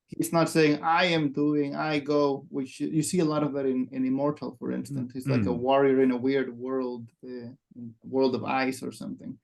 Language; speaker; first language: English; non-native, fluent; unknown